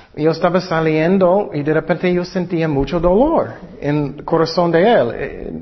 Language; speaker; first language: Spanish; non-native, fluent; English